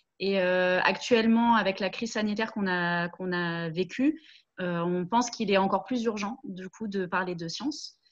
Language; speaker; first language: French; native; French